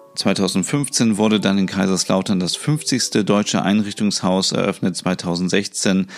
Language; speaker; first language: German; native; German